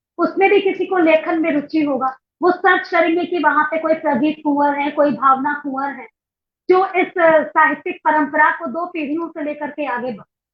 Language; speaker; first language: Hindi; native; Hindi